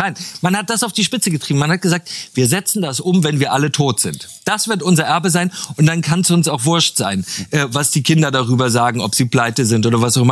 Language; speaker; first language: German; native; German